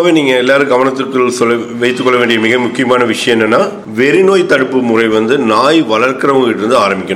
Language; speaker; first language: Tamil; native; Tamil